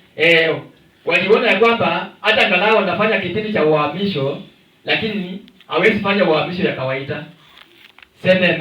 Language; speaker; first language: Swahili; non-native, local second language; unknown